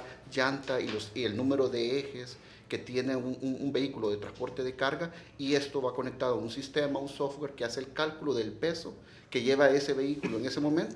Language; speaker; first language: Spanish; native; Spanish